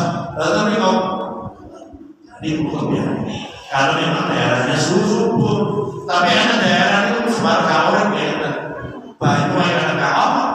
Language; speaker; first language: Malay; non-native, local second language; Javanese